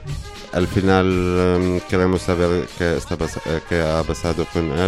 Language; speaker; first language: Spanish; non-native, learner; Arabic